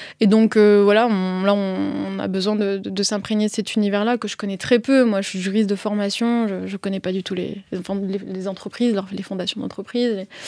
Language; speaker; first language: French; early bilingual, other home language; Arabic